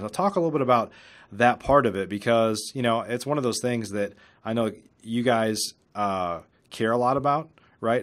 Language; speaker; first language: English; native; English